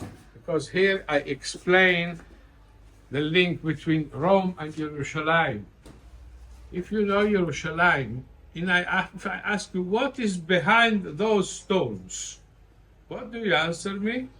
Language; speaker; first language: English; non-native, fluent; Italian